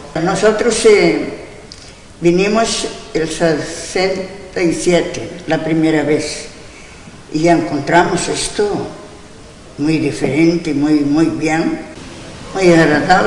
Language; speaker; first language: Spanish; non-native, local second language; Galician